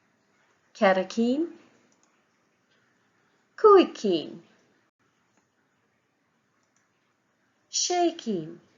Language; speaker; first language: Irish; non-native, local second language; English